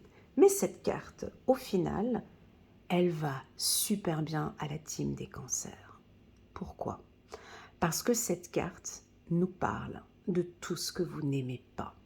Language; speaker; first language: French; native; French